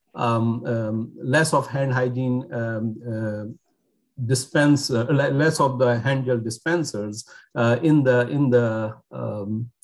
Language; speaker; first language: English; non-native, local second language; Urdu